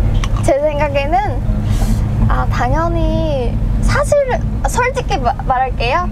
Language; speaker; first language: Korean; non-native, learner; Vietnamese